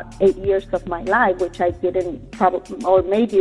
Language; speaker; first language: English; early bilingual, other home language; Spanish